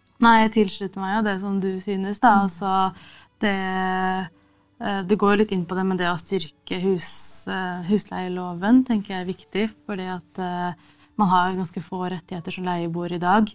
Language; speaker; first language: Norwegian; native; Norwegian